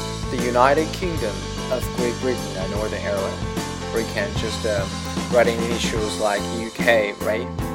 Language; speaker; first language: English; non-native, fluent; Chinese